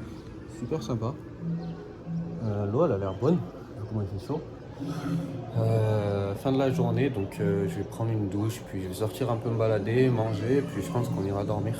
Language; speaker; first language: French; native; French